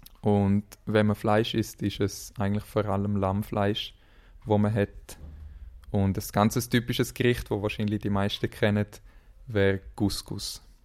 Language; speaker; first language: German; native; German